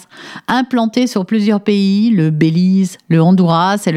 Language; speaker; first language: French; native; French